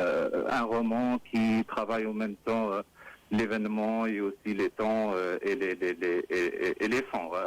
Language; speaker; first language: French; non-native, local second language; Arabic